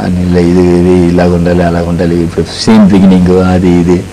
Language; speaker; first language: Telugu; non-native, learner; Tamil